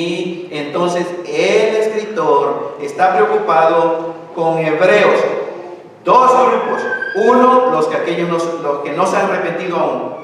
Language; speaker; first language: Spanish; native; Spanish